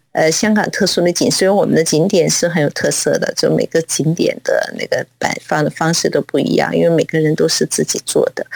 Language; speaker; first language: Chinese; non-native, local second language; Cantonese